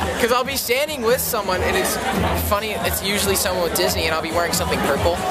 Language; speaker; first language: English; native; English